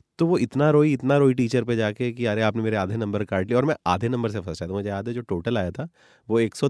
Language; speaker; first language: Hindi; native; Hindi